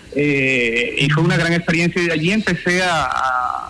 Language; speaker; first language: Spanish; native; Spanish